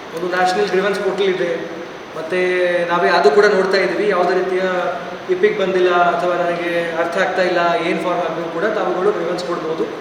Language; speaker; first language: Kannada; non-native, fluent; Odia